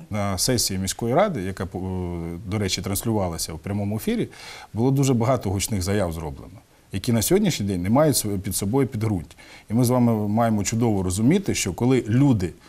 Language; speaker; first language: Ukrainian; native; Ukrainian